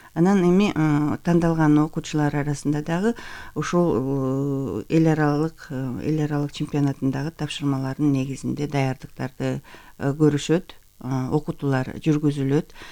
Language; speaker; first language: Kyrgyz; native; Kyrgyz